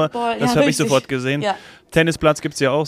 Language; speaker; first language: German; native; German